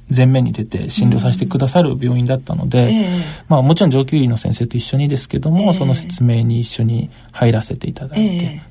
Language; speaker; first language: Japanese; native; Japanese